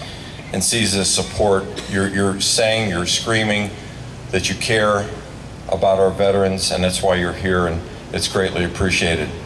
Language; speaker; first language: English; native; English